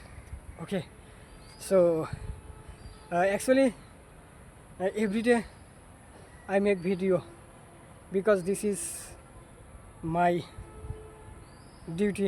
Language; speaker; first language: English; non-native, learner; Bangla